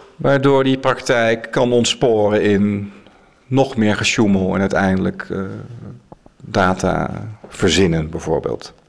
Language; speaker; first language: Dutch; native; Dutch